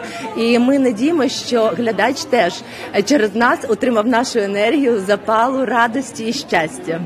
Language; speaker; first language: Ukrainian; native; Ukrainian